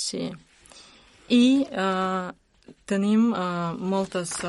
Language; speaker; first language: Catalan; non-native, learner; Russian